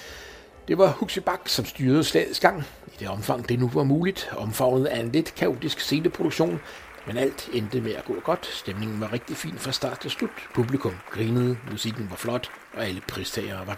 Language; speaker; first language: Danish; native; Danish